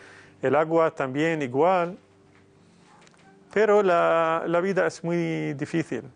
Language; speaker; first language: Spanish; non-native, fluent; Arabic